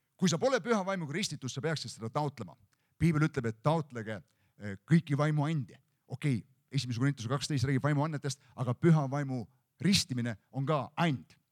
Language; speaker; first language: Estonian; native; Estonian